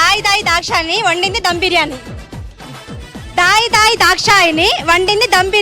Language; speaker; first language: Telugu; native; Telugu